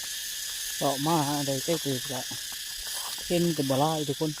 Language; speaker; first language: Thai; non-native, local second language; Northeastern Thai